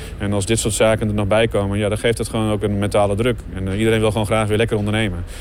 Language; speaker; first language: Dutch; native; Dutch